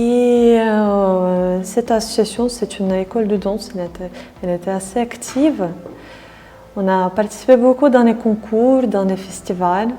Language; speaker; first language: French; non-native, fluent; Russian